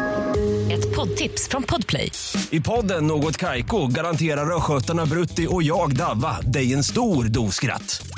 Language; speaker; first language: Swedish; native; Swedish